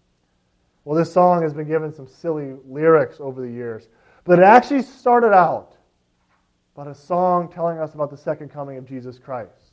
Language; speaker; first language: English; native; English